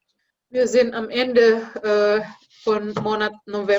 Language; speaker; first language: German; non-native, learner; Indonesian